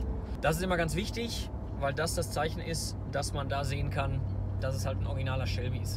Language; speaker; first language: German; native; German